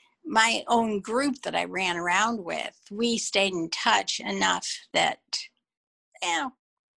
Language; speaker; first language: English; native; English